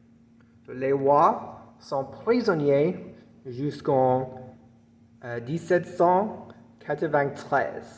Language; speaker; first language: French; non-native, fluent; English